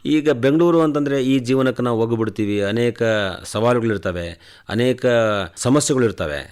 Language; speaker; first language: Kannada; native; Kannada